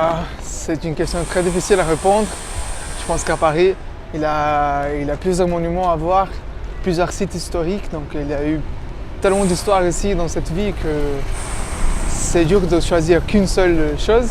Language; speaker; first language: French; non-native, fluent; Portuguese